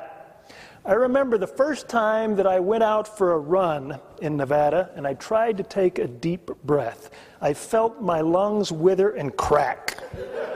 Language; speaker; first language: English; native; English